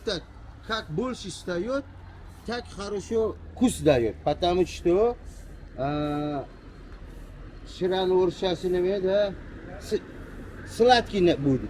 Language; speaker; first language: Russian; non-native, learner; Uzbek